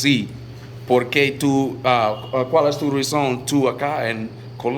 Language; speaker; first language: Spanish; non-native, learner; English